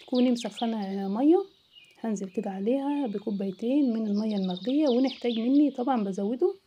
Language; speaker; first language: Arabic; native; Arabic